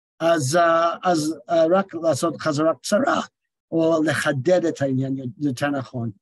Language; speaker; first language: Hebrew; non-native, fluent; English